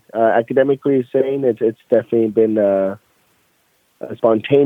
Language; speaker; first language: English; native; English